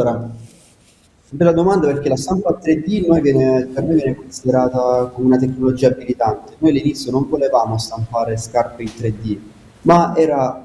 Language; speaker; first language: Italian; native; Italian